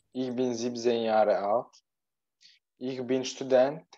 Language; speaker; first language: German; non-native, learner; Turkish